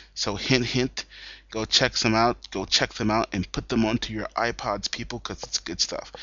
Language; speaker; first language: English; native; English